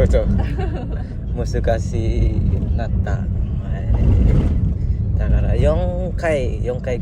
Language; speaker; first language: Japanese; non-native, learner; Indonesian